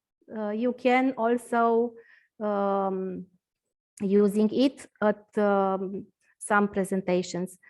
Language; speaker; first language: English; non-native, learner; Romanian